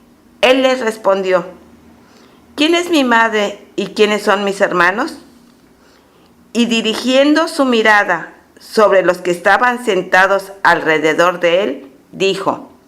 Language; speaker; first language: Spanish; native; Spanish